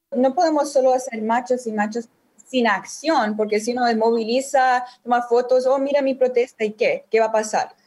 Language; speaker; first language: Spanish; early bilingual, heritage; Spanish